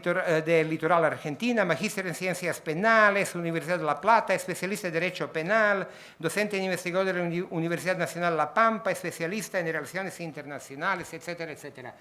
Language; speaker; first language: Spanish; native; Spanish